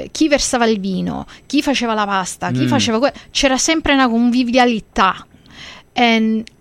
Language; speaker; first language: English; early bilingual, other home language; Italian